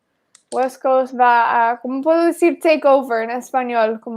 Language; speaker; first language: Spanish; non-native, fluent; English